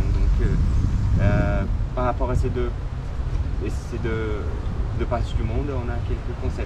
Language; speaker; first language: French; non-native, fluent; Portuguese